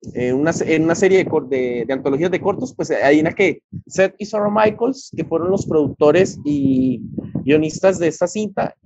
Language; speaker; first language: Spanish; native; Spanish